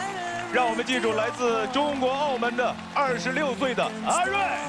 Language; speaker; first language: Chinese; native; Chinese